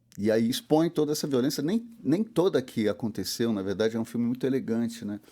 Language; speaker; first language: Portuguese; early bilingual, heritage; Portuguese